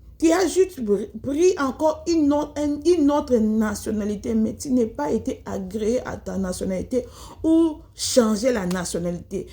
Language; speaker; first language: French; non-native, local second language; Lingala